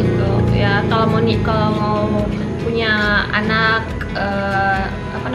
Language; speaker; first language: Indonesian; native; Indonesian